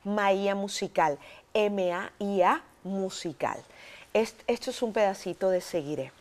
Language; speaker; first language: Spanish; native; Spanish